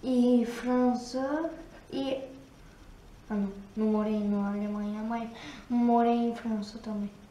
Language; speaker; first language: Portuguese; early bilingual, heritage; Turkish